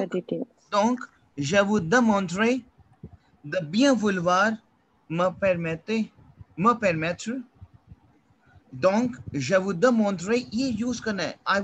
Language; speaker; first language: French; non-native, fluent; Hindi